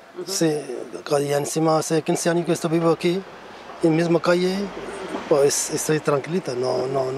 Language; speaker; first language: Spanish; non-native, learner; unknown